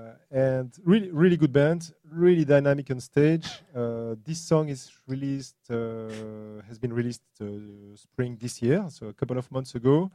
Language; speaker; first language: English; non-native, fluent; French